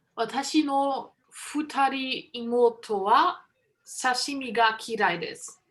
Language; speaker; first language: Japanese; non-native, learner; German